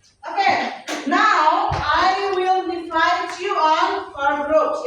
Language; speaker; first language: English; non-native, fluent; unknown